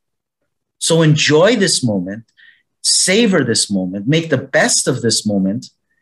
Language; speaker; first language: English; native; English